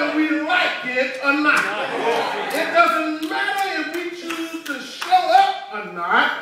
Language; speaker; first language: English; native; English